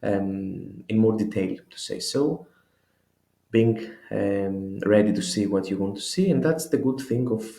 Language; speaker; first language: English; non-native, fluent; Greek